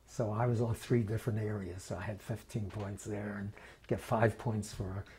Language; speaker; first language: English; native; English